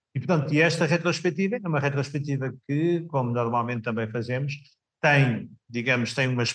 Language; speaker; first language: Portuguese; native; Portuguese